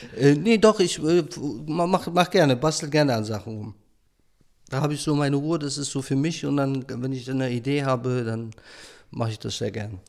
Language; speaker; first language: German; early bilingual, other home language; Polish